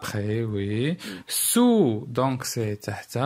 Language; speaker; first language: French; non-native, local second language; Arabic